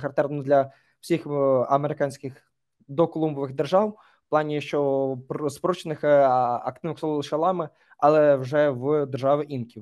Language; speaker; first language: Ukrainian; native; Ukrainian